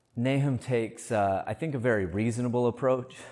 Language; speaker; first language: English; native; English